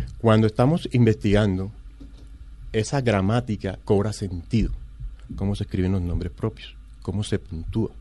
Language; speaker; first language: Spanish; native; Spanish